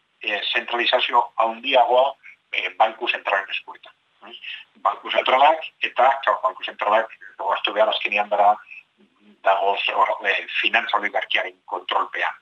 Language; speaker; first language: Basque; native; Basque